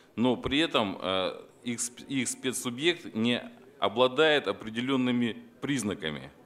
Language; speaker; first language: Russian; native; Russian